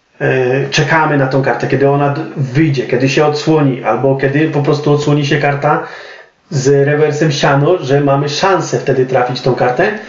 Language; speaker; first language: Polish; native; Polish